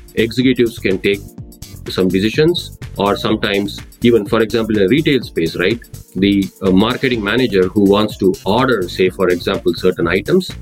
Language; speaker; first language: English; non-native, local second language; Tamil